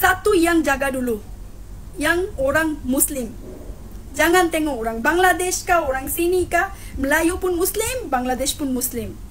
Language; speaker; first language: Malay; non-native, fluent; Bangla